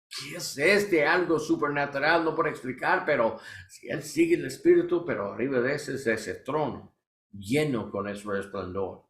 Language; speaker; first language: Spanish; non-native, learner; English